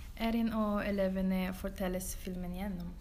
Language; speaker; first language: Norwegian; non-native, learner; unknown